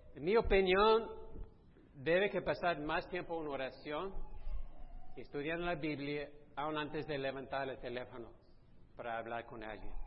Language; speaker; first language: Spanish; non-native, fluent; English